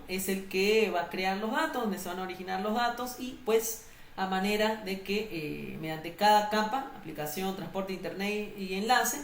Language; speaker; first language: Spanish; native; Spanish